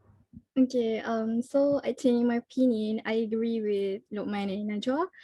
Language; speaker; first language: English; non-native, learner; Malay